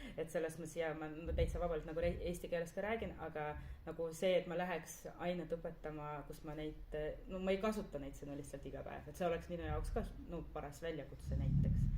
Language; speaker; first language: Estonian; non-native, local second language; Russian